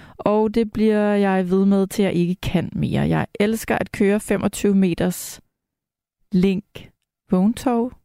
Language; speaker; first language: Danish; native; Danish